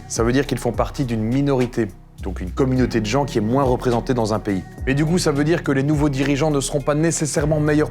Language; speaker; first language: French; native; French